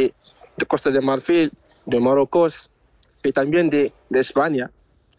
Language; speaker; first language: Spanish; non-native, learner; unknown